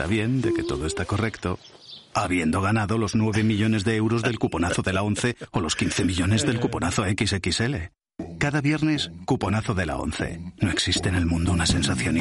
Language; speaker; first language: Spanish; native; Spanish